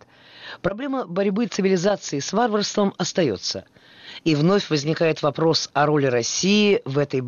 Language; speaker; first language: Russian; native; Russian